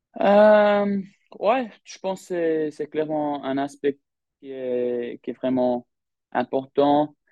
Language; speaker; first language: French; non-native, local second language; German